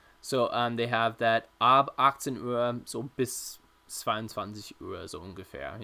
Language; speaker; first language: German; non-native, fluent; English